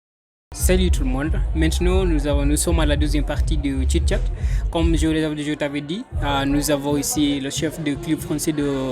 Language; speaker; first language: French; non-native, learner; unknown